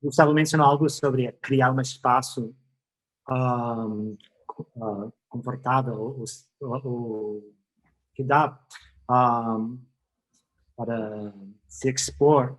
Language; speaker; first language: Portuguese; non-native, fluent; English